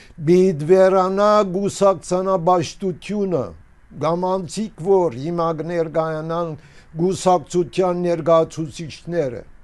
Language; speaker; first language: Armenian; early bilingual, heritage; Armenian